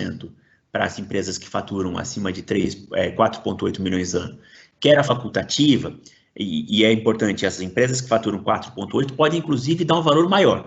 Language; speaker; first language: Portuguese; native; Portuguese